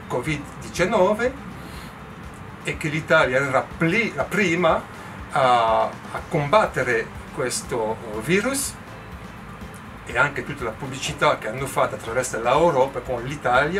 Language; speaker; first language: Italian; non-native, learner; French